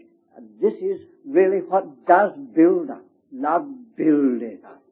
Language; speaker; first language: English; native; English